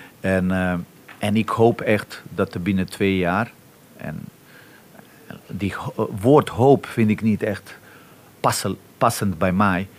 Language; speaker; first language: Dutch; non-native, fluent; Bosnian